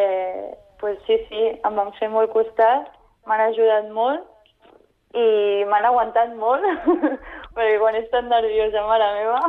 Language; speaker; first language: Catalan; non-native, local second language; Spanish